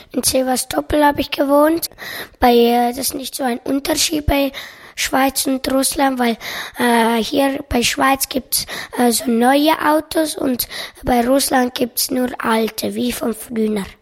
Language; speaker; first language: German; early bilingual, other home language; Russian